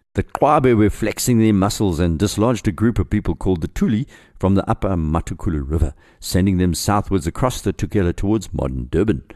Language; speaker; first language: English; native; English